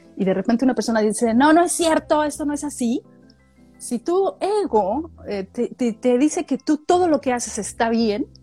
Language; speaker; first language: Spanish; native; Spanish